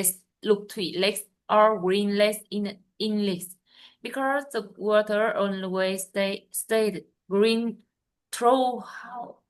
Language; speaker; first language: English; non-native, learner; Vietnamese